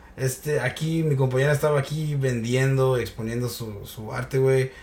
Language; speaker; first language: Spanish; early bilingual, heritage; Spanish